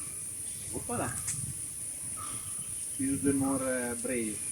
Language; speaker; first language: English; non-native, learner; Italian